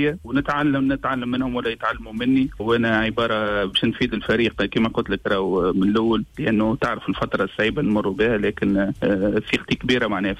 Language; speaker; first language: Arabic; native; Arabic